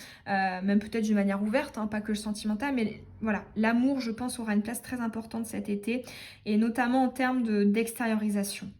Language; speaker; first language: French; native; French